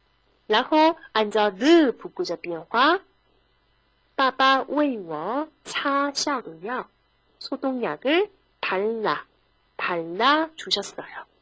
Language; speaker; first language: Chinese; non-native, fluent; Korean